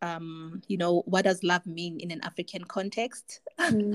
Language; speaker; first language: English; non-native, local second language; Zulu